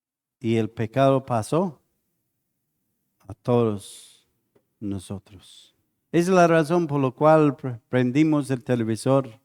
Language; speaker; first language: Spanish; non-native, fluent; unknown